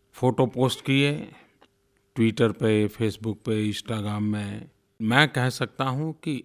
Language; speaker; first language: Hindi; non-native, local second language; Gujarati